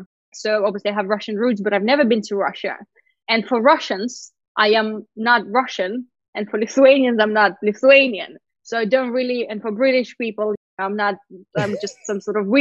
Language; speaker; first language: English; non-native, fluent; Russian